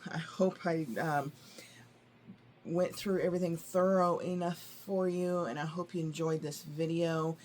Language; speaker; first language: English; native; English